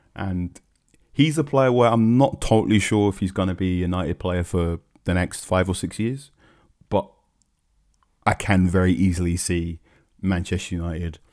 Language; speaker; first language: English; early bilingual, other home language; Akan